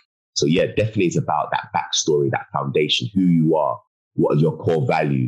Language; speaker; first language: English; native; English